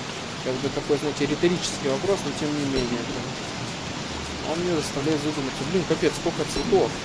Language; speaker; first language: Russian; native; Russian